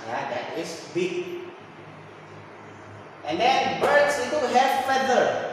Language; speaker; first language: English; non-native, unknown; Indonesian